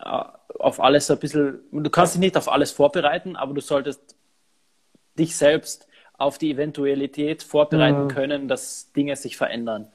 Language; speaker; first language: German; native; German